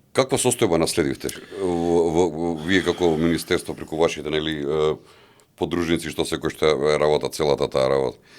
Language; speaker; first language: Macedonian; native; Macedonian